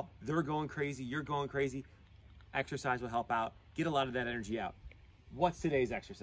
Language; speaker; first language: English; native; English